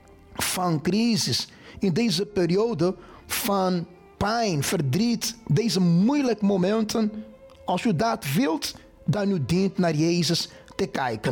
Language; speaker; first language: Dutch; non-native, fluent; Portuguese